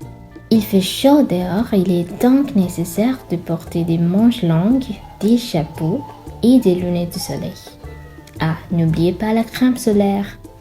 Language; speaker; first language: French; non-native, fluent; Sinhala